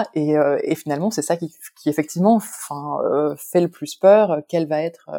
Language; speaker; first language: French; native; French